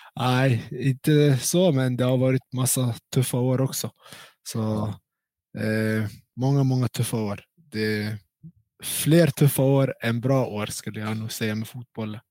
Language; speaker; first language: Swedish; early bilingual, other home language; Central Kurdish